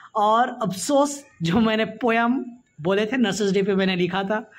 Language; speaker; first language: Hindi; native; Hindi